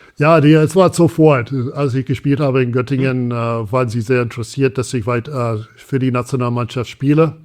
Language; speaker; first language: German; non-native, fluent; English